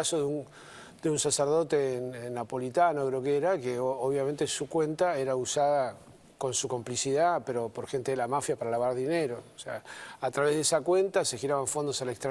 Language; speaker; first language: Spanish; native; Spanish